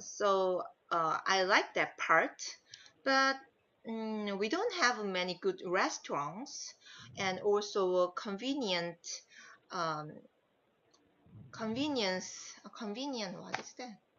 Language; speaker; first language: English; non-native, learner; Korean